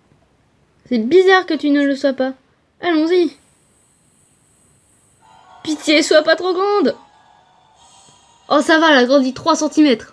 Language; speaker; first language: French; native; French